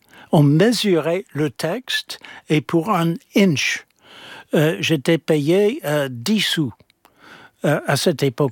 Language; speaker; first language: French; non-native, fluent; English